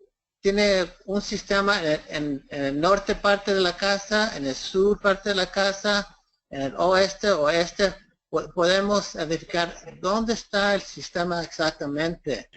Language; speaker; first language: Spanish; early bilingual, heritage; English